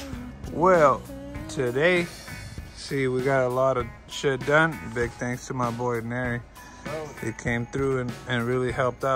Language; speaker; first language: English; native; English